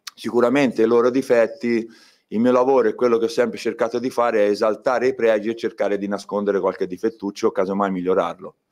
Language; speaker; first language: Italian; native; Italian